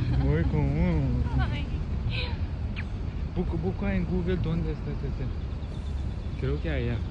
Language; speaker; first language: Spanish; non-native, learner; Persian